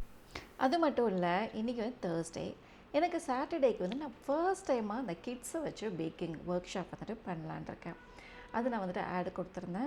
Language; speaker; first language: Tamil; native; Tamil